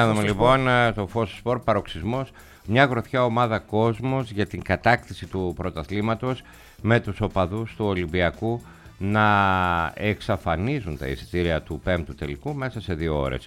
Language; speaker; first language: Greek; native; Greek